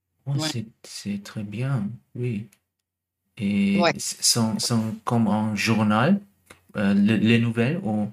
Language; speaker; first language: French; non-native, learner; German